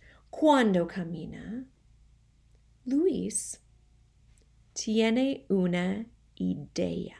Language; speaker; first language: Spanish; non-native, fluent; English